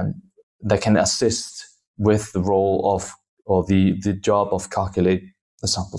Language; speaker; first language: English; non-native, fluent; Danish